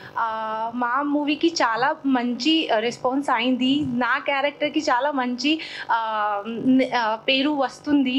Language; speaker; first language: Telugu; non-native, fluent; Hindi